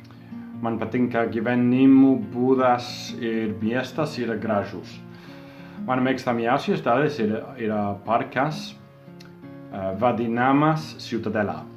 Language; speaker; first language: Lithuanian; non-native, learner; English